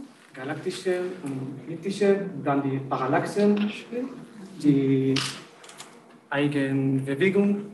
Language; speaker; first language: German; non-native, learner; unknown